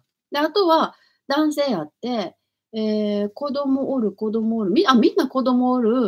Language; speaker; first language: Japanese; native; Japanese